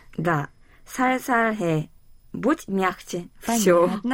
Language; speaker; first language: Russian; non-native, local second language; Korean